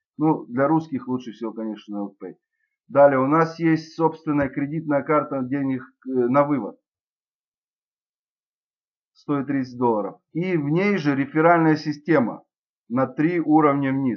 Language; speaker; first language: Russian; native; Russian